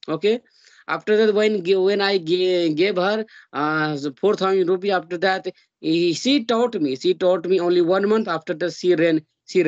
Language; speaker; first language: English; non-native, learner; Hindi